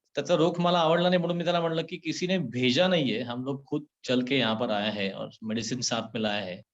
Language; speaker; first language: Hindi; non-native, local second language; Marathi